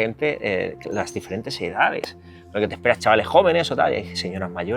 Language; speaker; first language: Spanish; native; Spanish